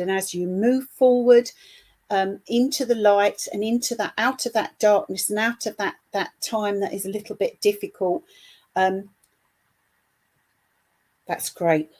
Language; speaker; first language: English; native; English